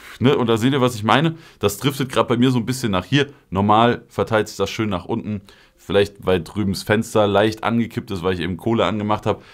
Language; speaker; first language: German; native; German